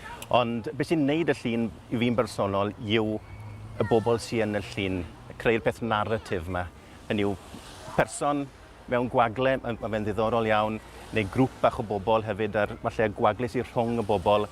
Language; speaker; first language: Welsh; native; Welsh